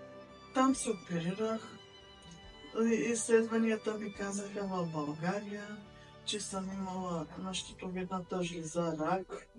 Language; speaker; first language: Bulgarian; non-native, local second language; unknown